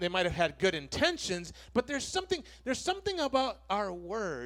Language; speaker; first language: English; non-native, fluent; Spanish